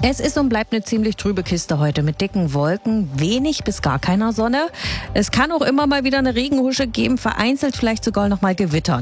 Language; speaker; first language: German; native; German